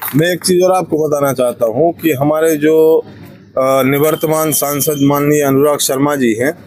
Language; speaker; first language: Hindi; native; Hindi